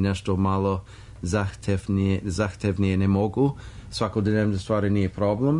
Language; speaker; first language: Serbian; non-native, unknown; English